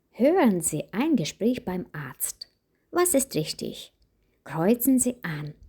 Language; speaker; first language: German; non-native, fluent; Ukrainian